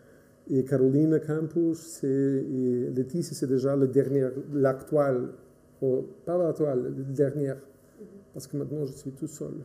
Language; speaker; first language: French; non-native, fluent; Portuguese